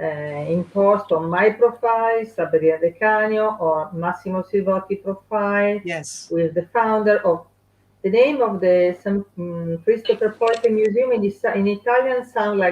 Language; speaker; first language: English; non-native, fluent; Italian